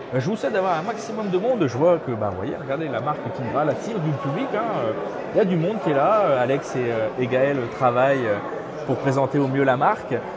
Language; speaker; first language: French; native; French